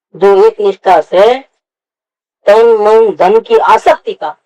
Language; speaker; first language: Hindi; non-native, local second language; Gujarati